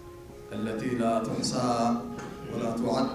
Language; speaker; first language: Arabic; non-native, fluent; Amharic